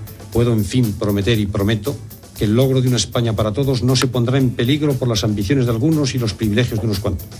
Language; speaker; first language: Spanish; native; Spanish